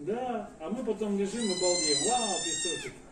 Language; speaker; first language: Russian; native; Russian